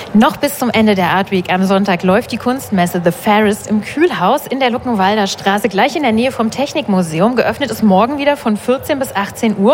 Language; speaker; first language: German; native; German